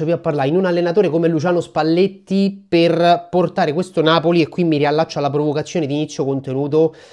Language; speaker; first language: Italian; native; Italian